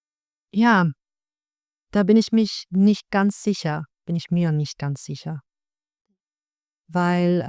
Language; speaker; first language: German; non-native, fluent; Dutch